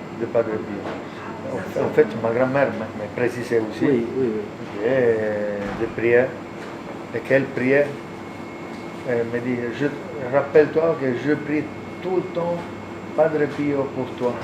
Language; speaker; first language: French; non-native, learner; Italian